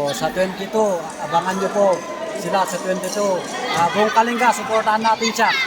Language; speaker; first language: Filipino; non-native, local second language; Iloko